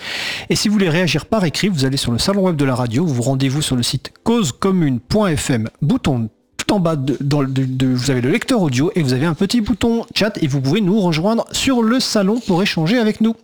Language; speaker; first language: French; native; French